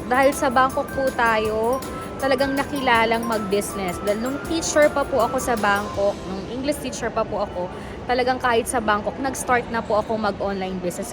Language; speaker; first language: Filipino; native; Filipino